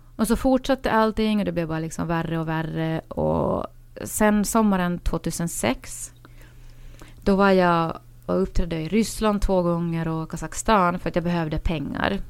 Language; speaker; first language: Swedish; native; Swedish